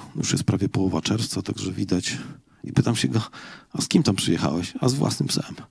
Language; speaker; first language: Polish; native; Polish